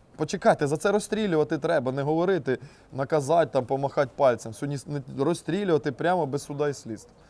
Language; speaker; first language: Ukrainian; native; Ukrainian